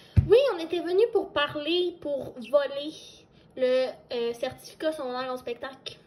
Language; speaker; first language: French; native; French